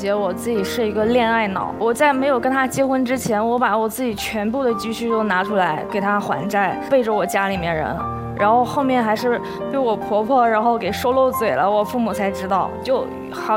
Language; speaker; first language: Chinese; native; Chinese